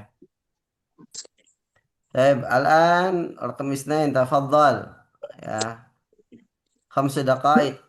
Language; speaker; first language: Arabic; non-native, fluent; Indonesian